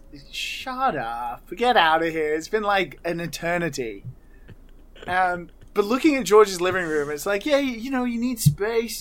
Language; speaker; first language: English; native; English